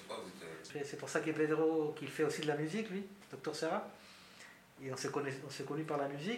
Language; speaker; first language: French; native; French